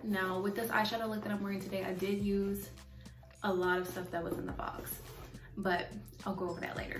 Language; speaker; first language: English; native; English